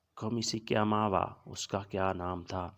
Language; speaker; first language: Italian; non-native, learner; Urdu